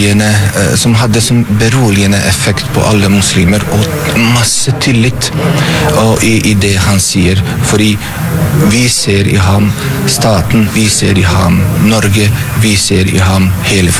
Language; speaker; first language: Norwegian; non-native, fluent; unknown